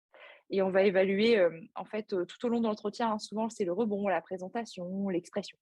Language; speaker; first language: French; native; French